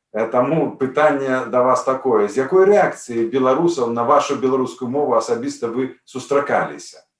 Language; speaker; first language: Belarusian; native; Belarusian